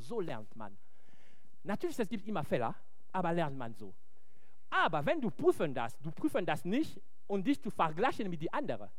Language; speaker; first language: German; non-native, fluent; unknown